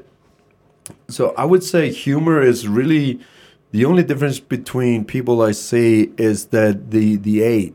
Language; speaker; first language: English; non-native, fluent; Icelandic